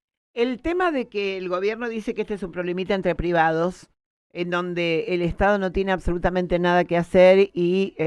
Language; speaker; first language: Spanish; native; Spanish